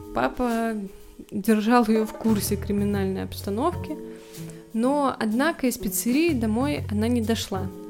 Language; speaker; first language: Russian; native; Russian